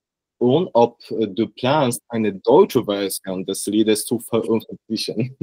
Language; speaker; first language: German; non-native, learner; Polish